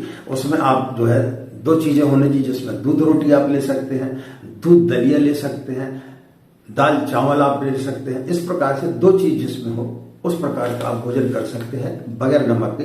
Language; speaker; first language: Hindi; native; Hindi